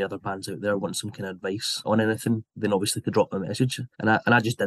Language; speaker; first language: English; native; English